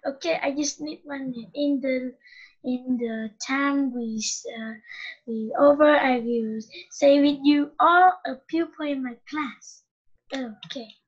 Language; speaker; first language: English; non-native, learner; Vietnamese